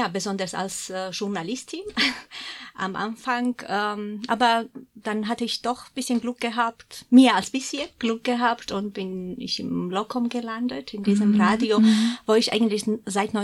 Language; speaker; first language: German; non-native, fluent; Georgian